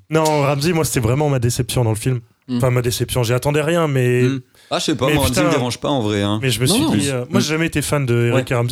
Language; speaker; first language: French; native; French